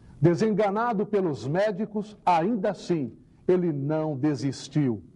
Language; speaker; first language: Portuguese; native; Portuguese